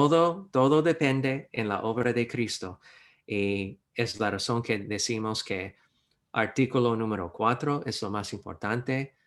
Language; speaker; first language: Spanish; non-native, fluent; English